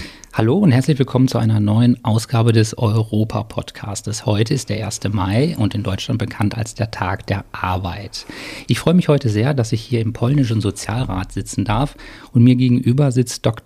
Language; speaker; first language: German; native; German